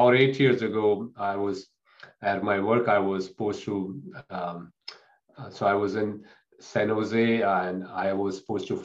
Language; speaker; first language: English; non-native, local second language; Punjabi